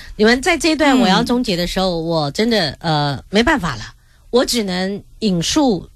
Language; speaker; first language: Chinese; native; Chinese